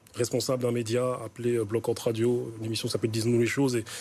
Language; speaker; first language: French; native; French